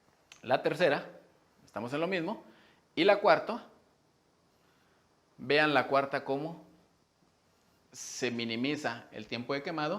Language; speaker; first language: Spanish; native; Spanish